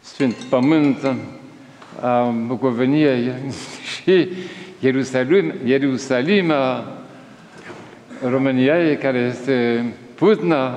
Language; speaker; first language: Romanian; non-native, learner; French